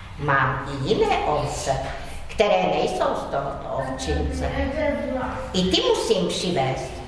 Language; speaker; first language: Czech; native; Czech